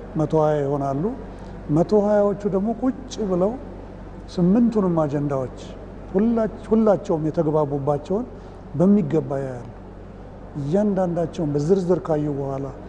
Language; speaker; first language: Amharic; native; Amharic